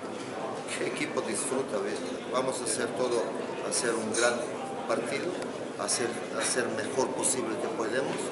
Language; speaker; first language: Spanish; non-native, fluent; Croatian